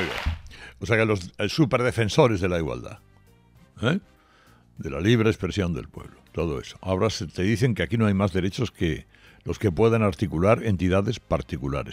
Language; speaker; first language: Spanish; native; Spanish